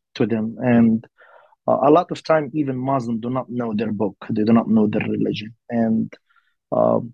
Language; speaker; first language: English; non-native, learner; Arabic